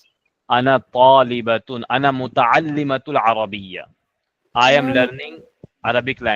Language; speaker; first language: Arabic; non-native, fluent; Urdu